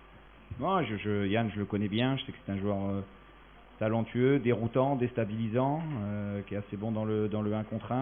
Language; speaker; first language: French; native; French